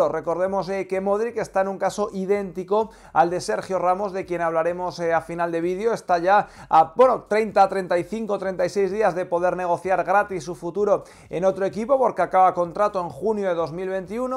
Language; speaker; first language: Spanish; native; Spanish